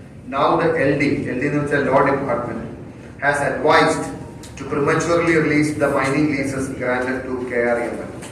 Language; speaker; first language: English; non-native, local second language; Malayalam